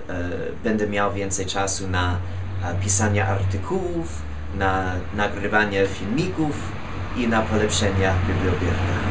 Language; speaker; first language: Polish; non-native, fluent; English